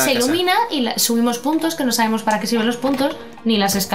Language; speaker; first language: Spanish; native; Spanish